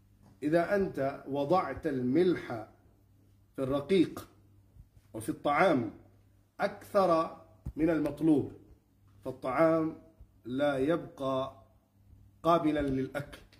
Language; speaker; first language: Arabic; non-native, fluent; Urdu